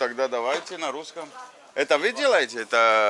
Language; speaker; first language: Russian; non-native, learner; English